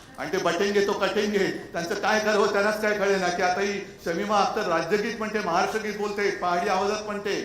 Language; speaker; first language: Marathi; native; Marathi